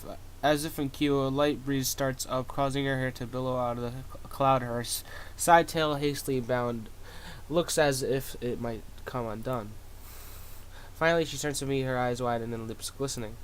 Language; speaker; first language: English; native; English